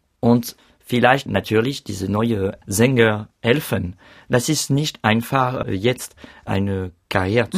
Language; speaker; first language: German; non-native, learner; French